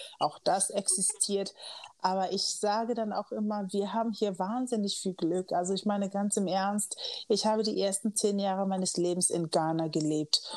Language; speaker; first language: German; early bilingual, other home language; Akan